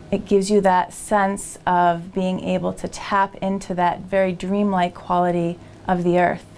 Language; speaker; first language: English; native; English